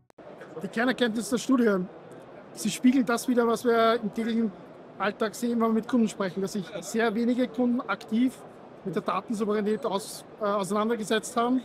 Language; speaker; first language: German; native; German